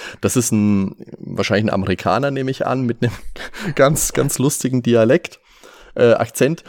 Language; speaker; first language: German; native; German